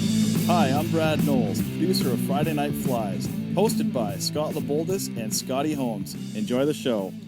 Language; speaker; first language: English; native; English